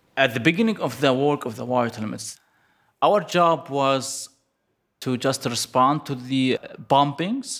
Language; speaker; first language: English; non-native, fluent; Arabic